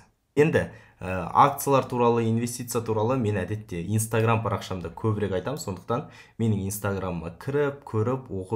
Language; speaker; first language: Kazakh; native; Kazakh